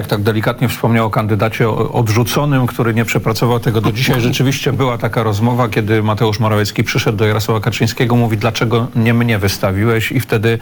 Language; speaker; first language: Polish; native; Polish